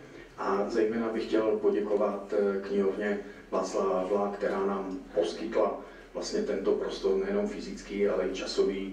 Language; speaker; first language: Czech; native; Czech